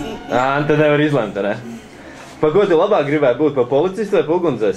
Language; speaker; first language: Latvian; native; Latvian